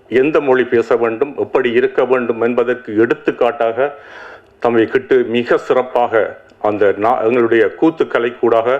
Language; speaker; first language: Tamil; native; Tamil